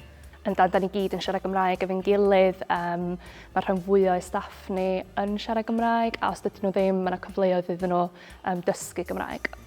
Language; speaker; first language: Welsh; native; Welsh